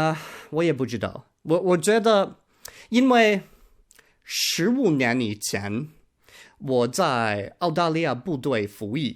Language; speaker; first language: Chinese; non-native, learner; English